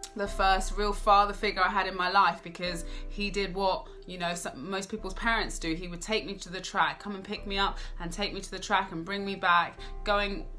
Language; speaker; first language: English; native; English